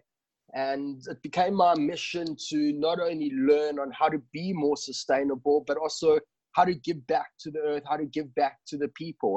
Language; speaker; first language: English; native; English